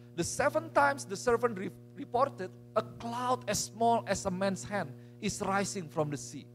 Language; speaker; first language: English; non-native, fluent; Indonesian